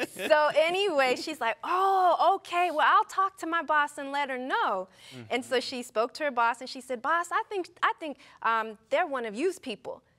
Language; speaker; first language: English; native; English